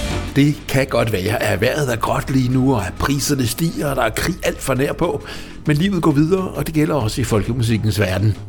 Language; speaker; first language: Danish; native; Danish